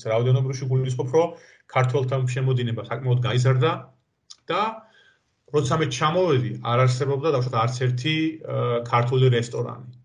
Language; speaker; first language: Georgian; native; Georgian